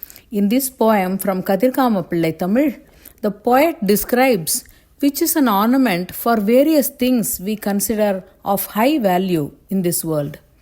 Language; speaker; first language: English; non-native, local second language; Tamil